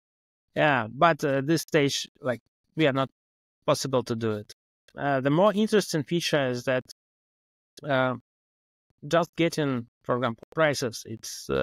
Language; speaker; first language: English; non-native, fluent; Russian